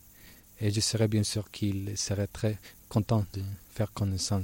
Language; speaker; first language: French; non-native, learner; Spanish